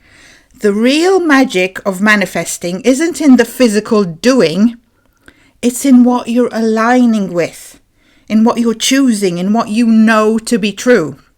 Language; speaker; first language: English; native; English